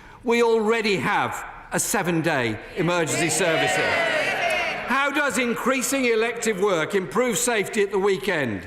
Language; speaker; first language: English; native; English